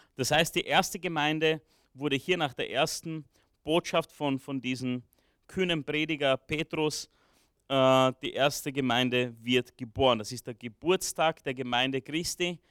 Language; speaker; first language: German; early bilingual, other home language; Romanian